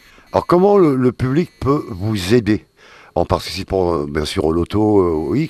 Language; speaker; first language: French; native; French